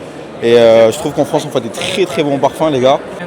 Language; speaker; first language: French; native; French